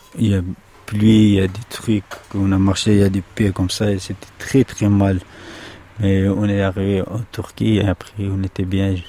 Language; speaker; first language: French; non-native, learner; Pashto